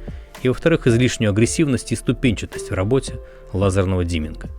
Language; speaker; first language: Russian; native; Russian